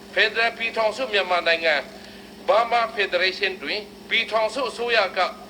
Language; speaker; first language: Burmese; non-native, local second language; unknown